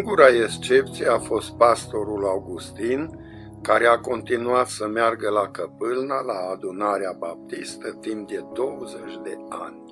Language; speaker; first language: Romanian; native; Romanian